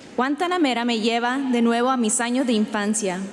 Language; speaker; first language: Spanish; early bilingual, heritage; Spanish